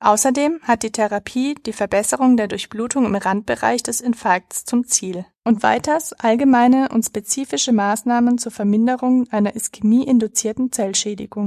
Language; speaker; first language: German; native; German